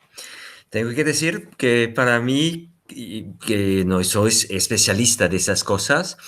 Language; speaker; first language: Spanish; non-native, fluent; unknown